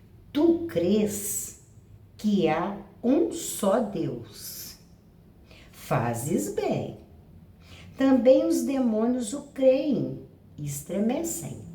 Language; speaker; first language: Portuguese; native; Portuguese